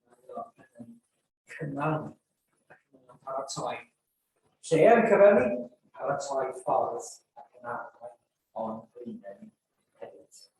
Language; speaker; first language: Welsh; native; Welsh